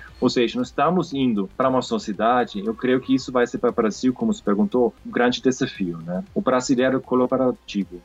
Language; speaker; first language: Portuguese; non-native, fluent; German